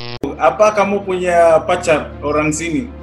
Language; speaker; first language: Indonesian; non-native, fluent; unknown